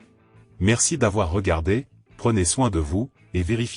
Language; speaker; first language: French; native; French